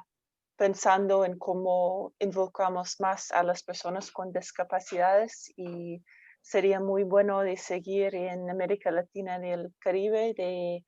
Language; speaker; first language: Spanish; non-native, fluent; English